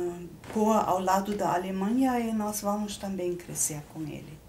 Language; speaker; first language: Portuguese; non-native, fluent; German